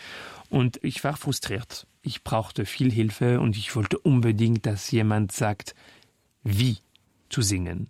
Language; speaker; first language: German; non-native, fluent; French